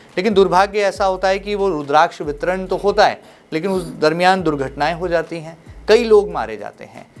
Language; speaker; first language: Hindi; native; Hindi